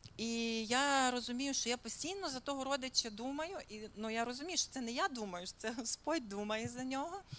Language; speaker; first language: Ukrainian; native; Ukrainian